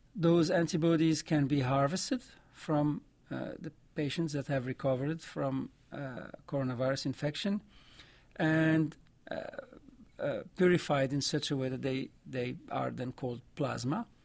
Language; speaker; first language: English; non-native, fluent; French